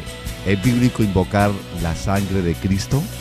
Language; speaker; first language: Spanish; native; Spanish